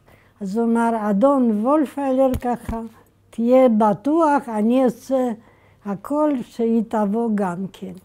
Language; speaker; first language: Hebrew; non-native, fluent; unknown